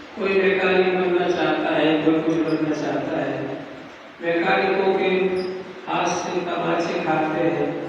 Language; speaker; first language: Urdu; native; Urdu